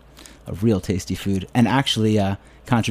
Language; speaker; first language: English; native; English